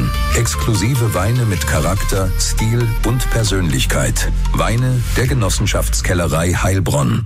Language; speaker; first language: German; native; German